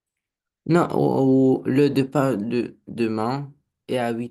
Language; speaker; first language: French; non-native, learner; Romanian